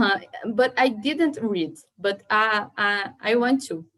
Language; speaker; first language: English; non-native, learner; Portuguese